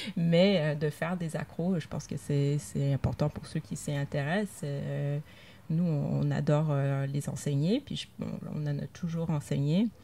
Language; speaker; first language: French; native; French